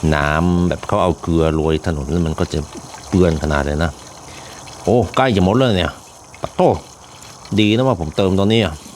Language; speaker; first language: Thai; non-native, fluent; Swedish